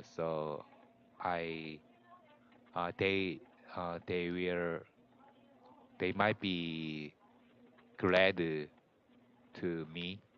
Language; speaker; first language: English; non-native, learner; Korean